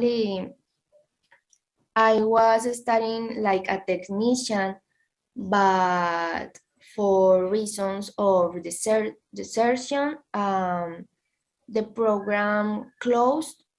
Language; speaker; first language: English; non-native, learner; Spanish